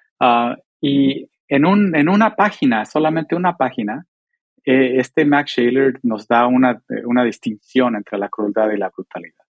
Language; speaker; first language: Spanish; early bilingual, heritage; Spanish